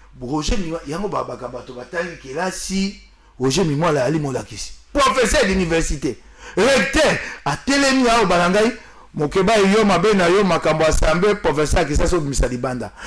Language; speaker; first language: Lingala; native; Lingala